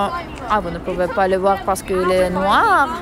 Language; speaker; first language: French; non-native, fluent; Russian